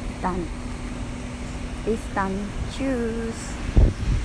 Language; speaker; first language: German; non-native, learner; Japanese